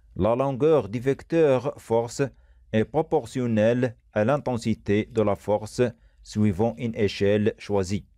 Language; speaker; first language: French; non-native, local second language; Arabic